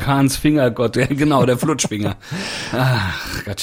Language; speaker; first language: German; native; German